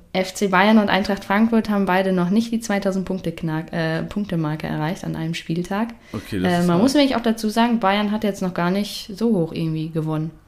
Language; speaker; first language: German; native; German